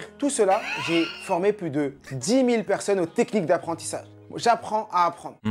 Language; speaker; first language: French; native; French